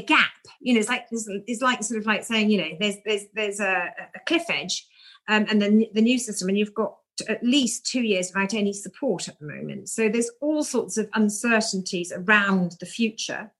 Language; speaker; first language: English; native; English